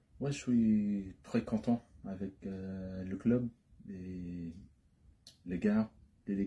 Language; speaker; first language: French; non-native, learner; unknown